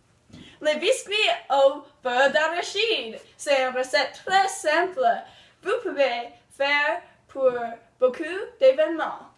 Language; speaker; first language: French; non-native, learner; English